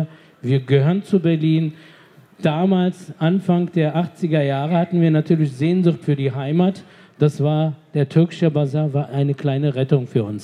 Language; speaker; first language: German; non-native, fluent; Turkish